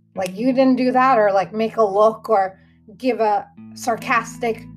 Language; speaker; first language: English; early bilingual, other home language; Hindi